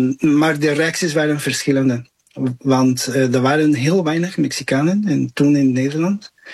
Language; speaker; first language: Dutch; non-native, fluent; Spanish